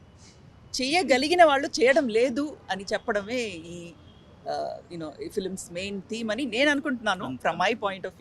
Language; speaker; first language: Telugu; non-native, local second language; Tamil